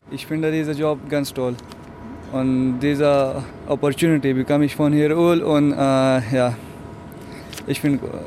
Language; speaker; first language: German; non-native, learner; Arabic